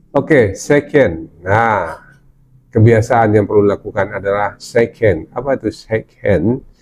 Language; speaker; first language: Indonesian; non-native, local second language; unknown